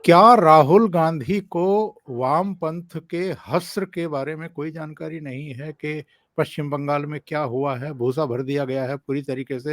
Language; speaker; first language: Hindi; native; Hindi